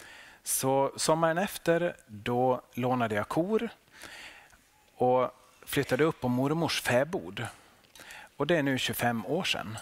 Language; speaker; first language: Swedish; non-native, local second language; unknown